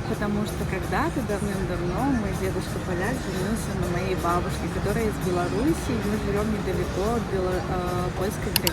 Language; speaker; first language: Russian; native; Russian